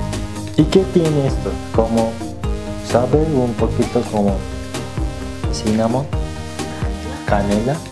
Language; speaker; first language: Spanish; non-native, learner; Turkish